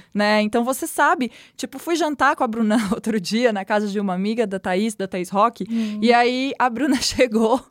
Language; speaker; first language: Portuguese; native; Portuguese